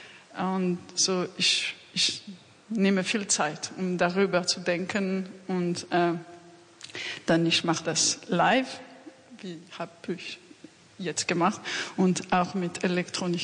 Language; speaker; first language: German; non-native, fluent; French